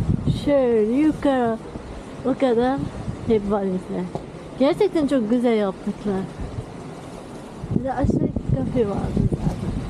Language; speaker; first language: Turkish; non-native, learner; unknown